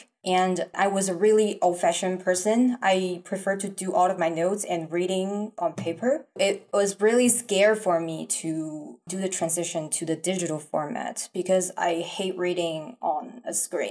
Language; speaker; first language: English; non-native, fluent; Chinese